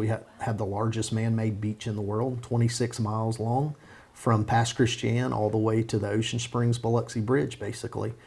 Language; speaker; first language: English; native; English